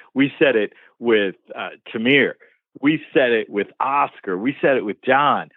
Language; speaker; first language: English; native; English